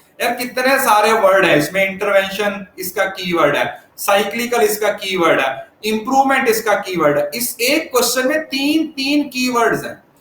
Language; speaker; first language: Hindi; non-native, local second language; Punjabi